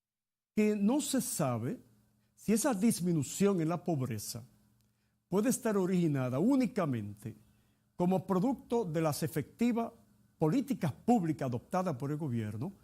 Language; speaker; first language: Spanish; native; Spanish